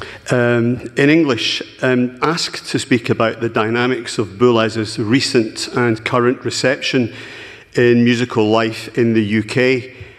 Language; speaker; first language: English; native; English